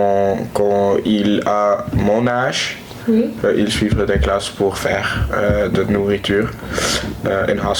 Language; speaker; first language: French; non-native, learner; Dutch